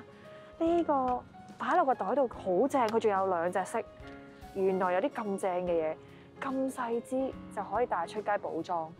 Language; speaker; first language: Cantonese; native; Cantonese